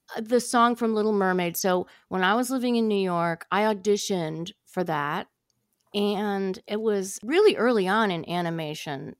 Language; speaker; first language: English; native; English